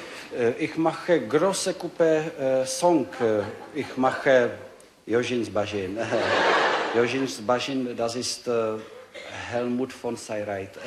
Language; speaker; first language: German; non-native, learner; Czech